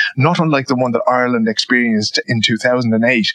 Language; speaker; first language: English; native; English